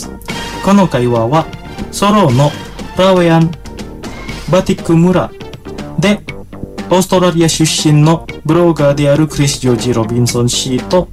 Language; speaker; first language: Japanese; non-native, fluent; Indonesian